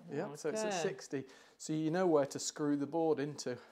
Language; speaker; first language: English; native; English